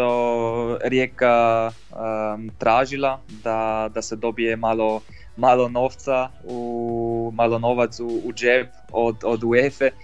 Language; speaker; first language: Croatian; non-native, fluent; Polish